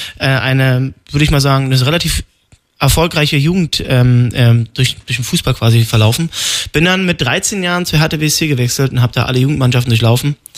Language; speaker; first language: German; native; German